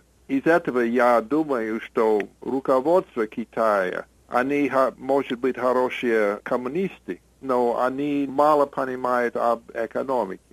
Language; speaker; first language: Russian; non-native, fluent; English